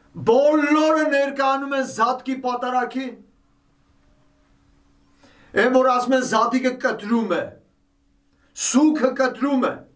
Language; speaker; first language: Armenian; native; Armenian